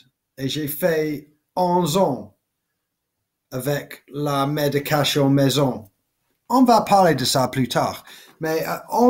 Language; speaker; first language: French; non-native, learner; English